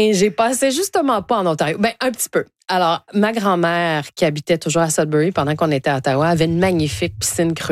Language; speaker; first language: French; native; French